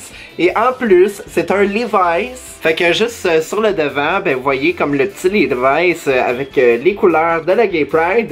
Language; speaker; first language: French; native; French